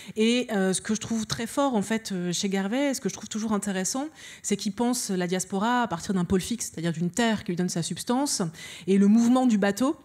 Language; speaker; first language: French; early bilingual, other home language; Lingala